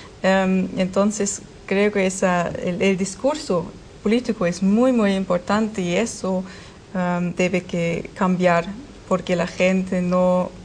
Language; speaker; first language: Spanish; non-native, learner; German